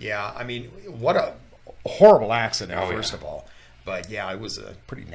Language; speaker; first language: English; native; English